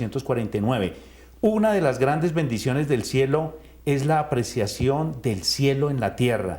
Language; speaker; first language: Spanish; native; Spanish